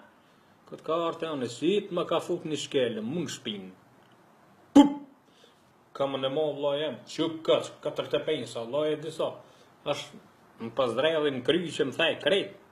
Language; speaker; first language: Albanian; native; Albanian